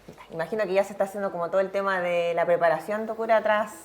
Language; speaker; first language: Spanish; native; Spanish